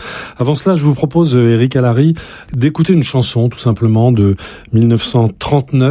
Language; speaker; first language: French; native; French